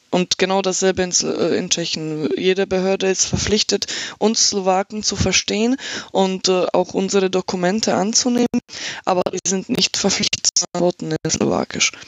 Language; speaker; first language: German; non-native, fluent; Slovak